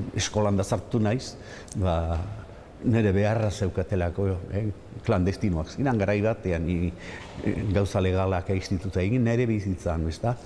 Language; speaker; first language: Basque; native; Basque